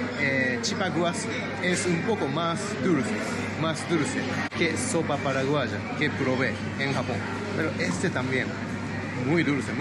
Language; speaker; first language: Spanish; non-native, fluent; Japanese